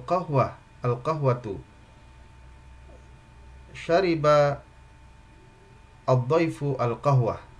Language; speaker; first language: Arabic; non-native, fluent; Indonesian